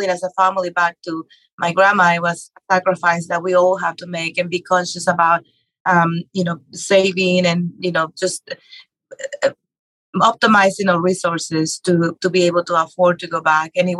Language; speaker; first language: English; non-native, fluent; Spanish